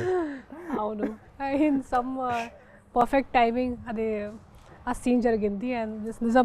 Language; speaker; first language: Telugu; non-native, fluent; Hindi